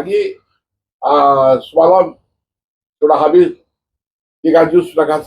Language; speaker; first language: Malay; non-native, learner; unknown